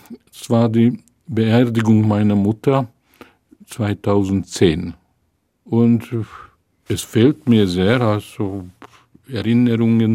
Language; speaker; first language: German; non-native, fluent; Hungarian